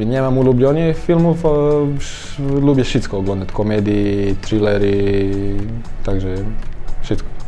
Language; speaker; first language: Polish; non-native, fluent; Croatian